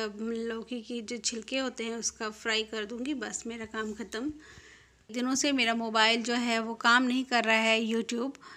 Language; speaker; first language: Hindi; non-native, local second language; Bangla